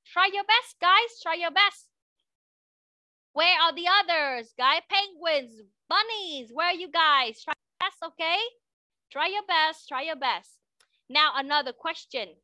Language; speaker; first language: English; non-native, fluent; Vietnamese